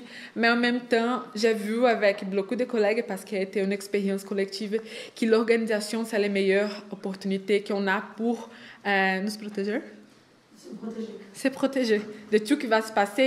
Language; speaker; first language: French; non-native, fluent; Portuguese